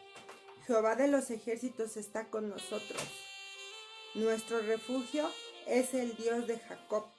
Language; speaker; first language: Spanish; native; Spanish